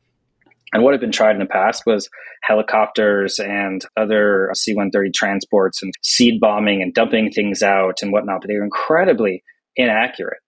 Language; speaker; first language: English; native; English